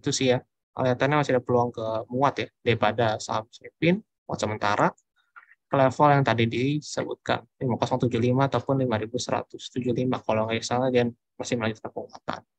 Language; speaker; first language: Indonesian; native; Indonesian